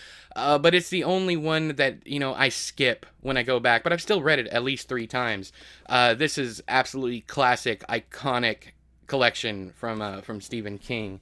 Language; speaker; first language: English; native; English